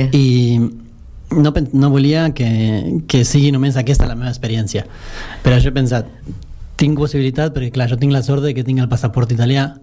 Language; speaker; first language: Catalan; non-native, fluent; Spanish